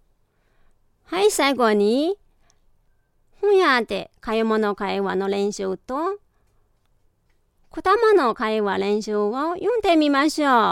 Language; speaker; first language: Japanese; non-native, fluent; Chinese